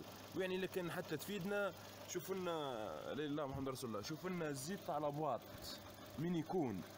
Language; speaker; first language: Arabic; native; Arabic